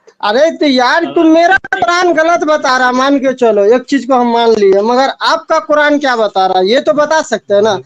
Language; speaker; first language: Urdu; native; Urdu